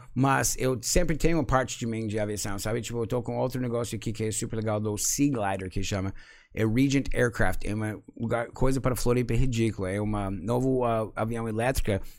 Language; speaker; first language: Portuguese; non-native, fluent; English